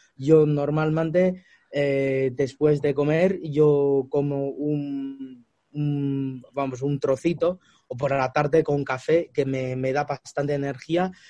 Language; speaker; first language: Spanish; non-native, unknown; Chinese